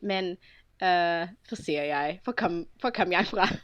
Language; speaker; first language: Danish; non-native, fluent; English